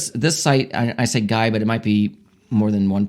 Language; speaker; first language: English; native; English